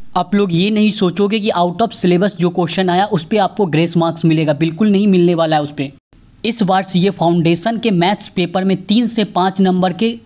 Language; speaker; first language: Hindi; native; Hindi